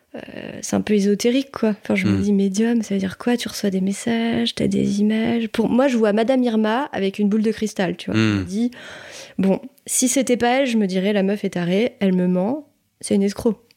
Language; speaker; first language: French; native; French